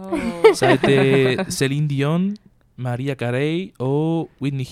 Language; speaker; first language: French; non-native, learner; Spanish